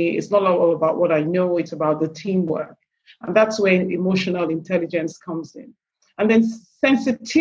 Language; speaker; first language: English; non-native, local second language; Yoruba